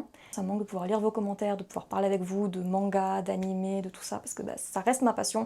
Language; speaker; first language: French; native; French